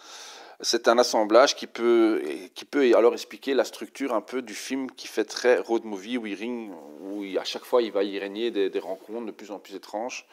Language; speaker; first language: French; native; French